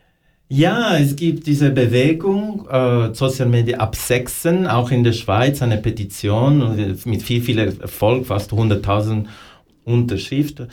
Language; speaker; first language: German; non-native, fluent; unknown